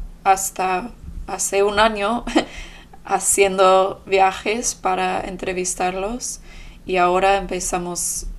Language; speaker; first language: Spanish; non-native, fluent; English